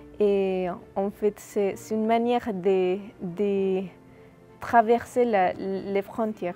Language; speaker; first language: French; non-native, fluent; Spanish